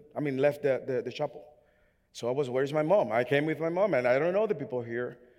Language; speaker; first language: English; non-native, fluent; Spanish